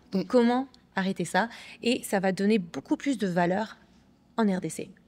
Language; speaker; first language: French; early bilingual, other home language; English